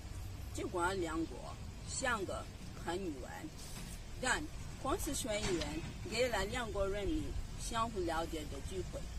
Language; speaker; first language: Chinese; non-native, learner; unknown